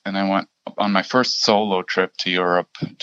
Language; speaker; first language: English; early bilingual, other home language; German